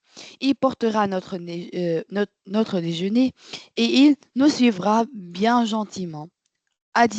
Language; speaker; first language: French; non-native, learner; Arabic